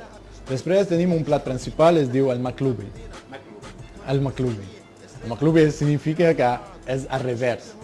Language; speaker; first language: Catalan; non-native, learner; Arabic